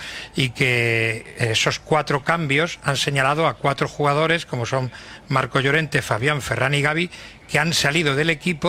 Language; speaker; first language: Spanish; native; Spanish